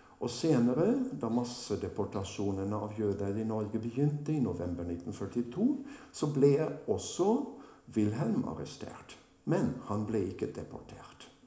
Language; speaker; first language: Norwegian; non-native, fluent; German